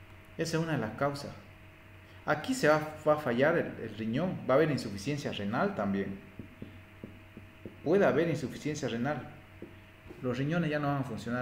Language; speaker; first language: Spanish; native; Spanish